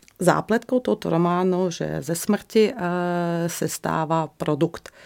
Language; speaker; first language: Czech; non-native, fluent; Russian